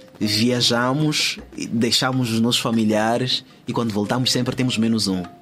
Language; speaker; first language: Portuguese; native; Portuguese